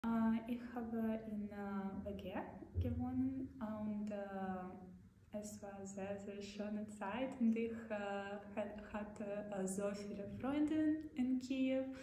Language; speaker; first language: German; non-native, learner; Ukrainian